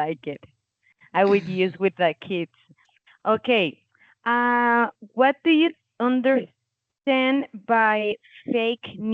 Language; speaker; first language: English; non-native, learner; Spanish